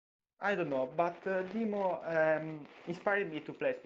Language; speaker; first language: English; non-native, learner; Italian